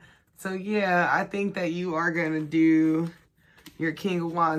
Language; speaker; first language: English; native; English